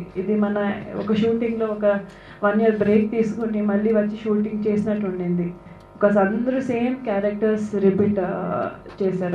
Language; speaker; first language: Telugu; non-native, fluent; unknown